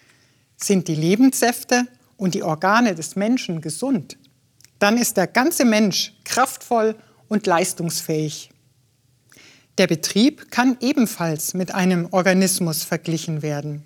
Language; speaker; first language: German; native; German